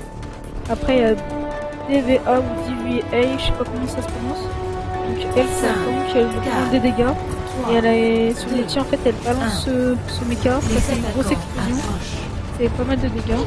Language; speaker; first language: French; native; French